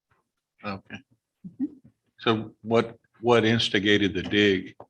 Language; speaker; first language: English; native; English